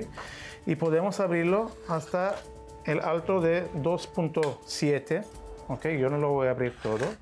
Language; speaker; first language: Spanish; non-native, learner; Hebrew